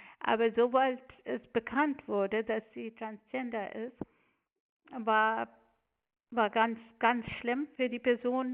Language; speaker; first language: German; non-native, fluent; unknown